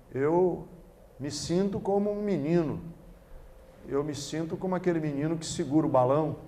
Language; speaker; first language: Portuguese; native; Portuguese